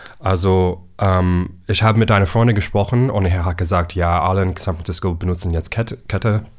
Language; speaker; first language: German; non-native, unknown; English